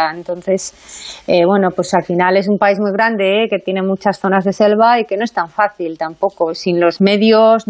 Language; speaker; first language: Spanish; native; Spanish